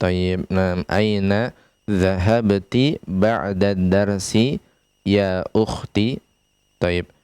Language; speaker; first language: Arabic; non-native, fluent; Indonesian